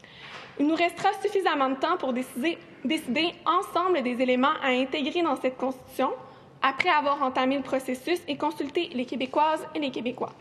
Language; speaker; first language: French; native; French